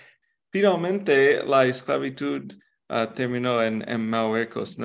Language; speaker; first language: Spanish; non-native, fluent; English